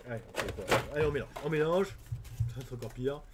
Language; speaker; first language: French; native; French